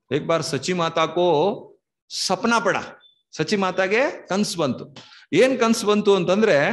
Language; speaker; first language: Hindi; non-native, local second language; Kannada